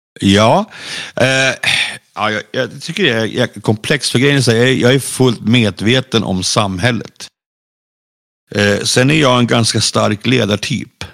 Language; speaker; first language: Swedish; native; Swedish